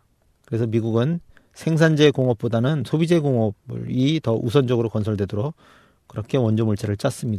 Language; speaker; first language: Korean; native; Korean